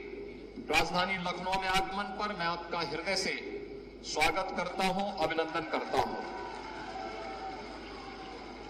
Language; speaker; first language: Hindi; native; Hindi